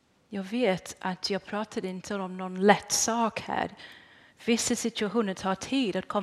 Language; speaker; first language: Swedish; non-native, fluent; English